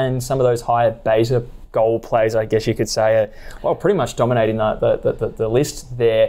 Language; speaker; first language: English; native; English